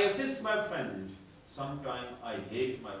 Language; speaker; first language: English; non-native, local second language; Urdu